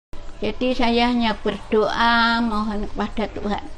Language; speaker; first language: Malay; non-native, local second language; Javanese